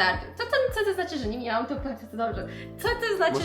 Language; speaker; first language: Polish; non-native, learner; Persian